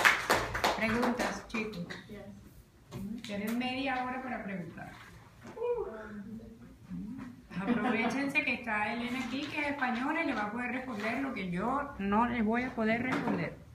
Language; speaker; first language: Spanish; native; Spanish